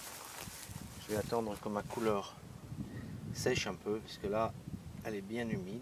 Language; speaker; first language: French; native; French